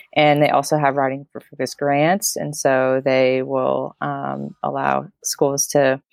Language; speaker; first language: English; native; English